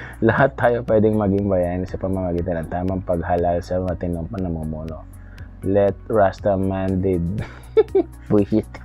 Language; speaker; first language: Filipino; non-native, local second language; Pampanga